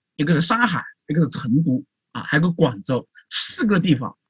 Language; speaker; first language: Chinese; native; Chinese